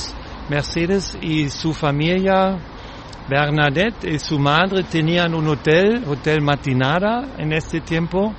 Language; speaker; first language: Spanish; non-native, learner; German